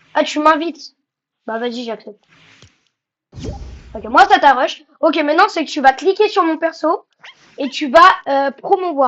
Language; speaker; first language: French; native; French